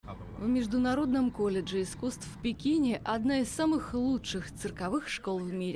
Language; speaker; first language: Russian; native; Russian